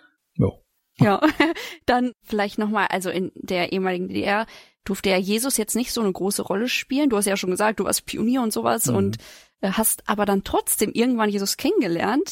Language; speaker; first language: German; native; German